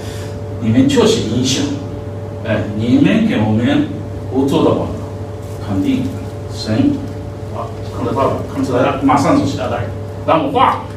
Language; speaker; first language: Chinese; non-native, learner; Japanese